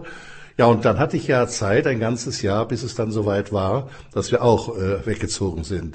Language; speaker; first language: German; native; German